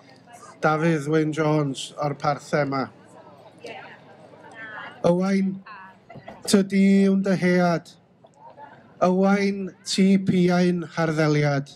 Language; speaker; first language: Welsh; native; Welsh